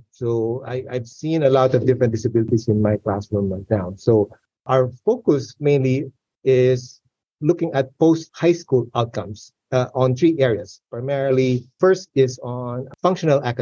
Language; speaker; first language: English; non-native, local second language; Filipino